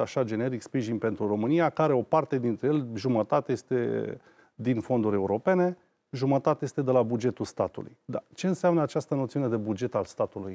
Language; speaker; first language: Romanian; native; Romanian